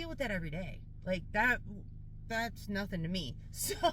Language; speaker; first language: English; native; English